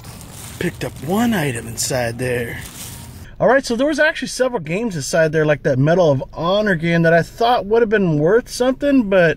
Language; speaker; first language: English; native; English